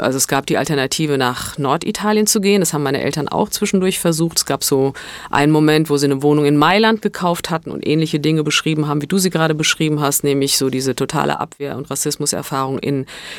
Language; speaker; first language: German; early bilingual, other home language; Italian